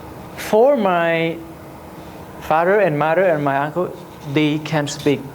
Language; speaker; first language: English; non-native, learner; Lao